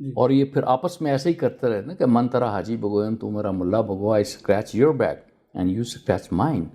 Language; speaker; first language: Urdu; non-native, local second language; Punjabi